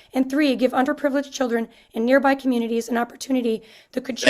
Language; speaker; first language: English; native; English